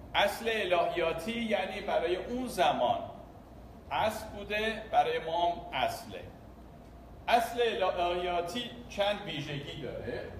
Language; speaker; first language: Persian; non-native, local second language; Armenian